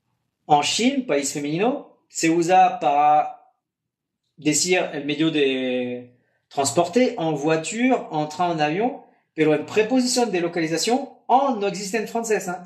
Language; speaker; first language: Spanish; non-native, fluent; French